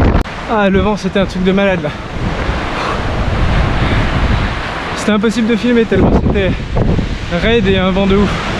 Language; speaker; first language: French; native; French